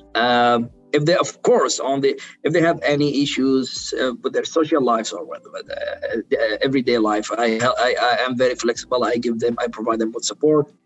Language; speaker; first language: English; non-native, fluent; Arabic